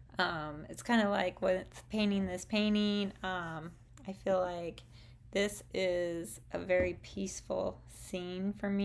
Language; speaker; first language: English; native; English